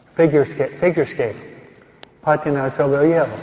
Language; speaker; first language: Spanish; non-native, fluent; English